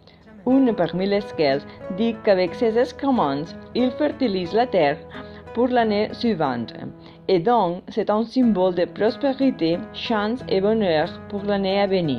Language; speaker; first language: French; non-native, fluent; Catalan